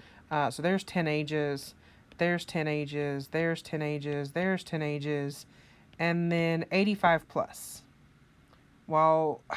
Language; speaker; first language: English; native; English